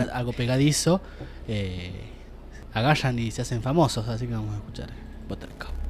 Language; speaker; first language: Spanish; native; Spanish